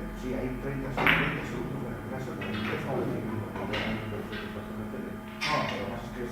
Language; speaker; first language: Spanish; native; Spanish